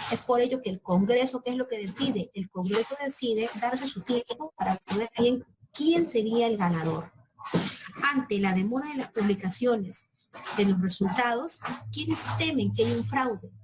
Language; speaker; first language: Spanish; native; Spanish